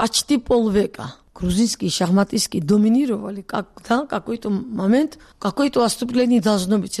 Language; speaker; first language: Russian; non-native, local second language; Georgian